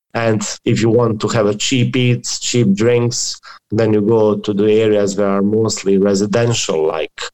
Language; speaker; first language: English; non-native, fluent; Croatian